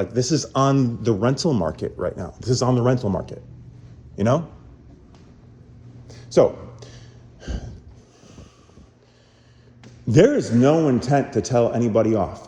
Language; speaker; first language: English; native; English